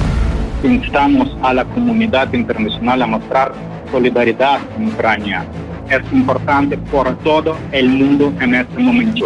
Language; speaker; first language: Spanish; non-native, fluent; Ukrainian